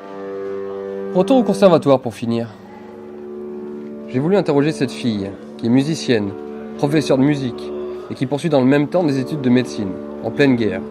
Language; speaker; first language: French; native; French